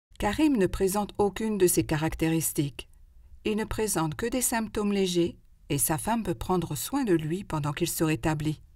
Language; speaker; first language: French; native; French